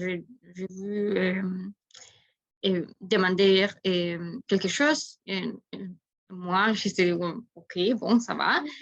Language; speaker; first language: French; non-native, learner; Spanish